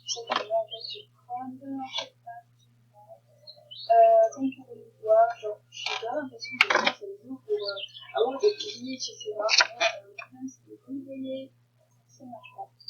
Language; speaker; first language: French; native; French